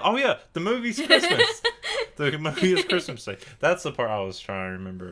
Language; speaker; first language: English; native; English